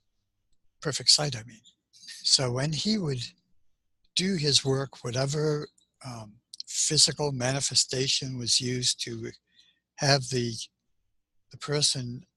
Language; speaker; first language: English; native; English